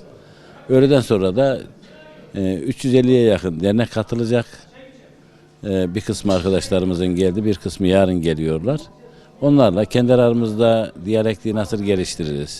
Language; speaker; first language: Turkish; native; Turkish